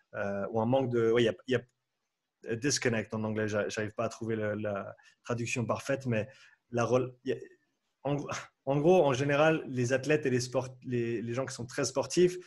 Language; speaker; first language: French; native; French